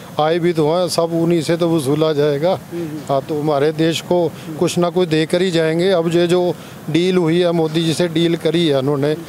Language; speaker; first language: Hindi; native; Hindi